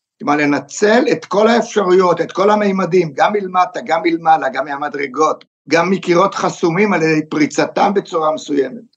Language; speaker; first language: Hebrew; native; Hebrew